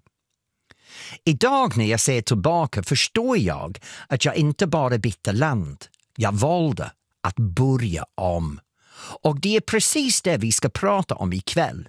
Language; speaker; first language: Swedish; non-native, fluent; English